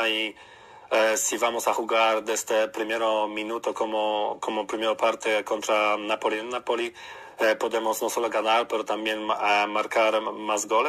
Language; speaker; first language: Spanish; non-native, learner; Polish